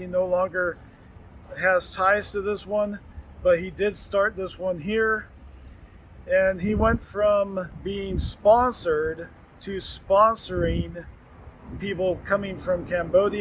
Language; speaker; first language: English; native; English